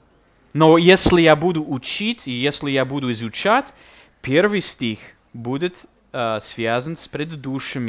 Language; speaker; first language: Russian; non-native, fluent; English